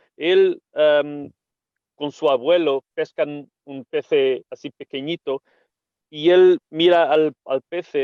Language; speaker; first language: Spanish; non-native, fluent; Portuguese